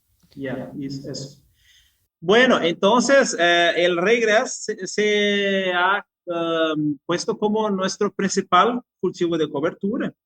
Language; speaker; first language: Spanish; non-native, fluent; Portuguese